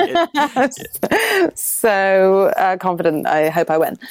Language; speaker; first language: English; native; English